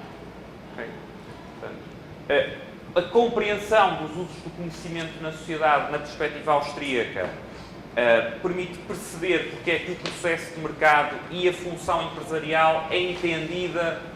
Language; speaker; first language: Portuguese; native; Portuguese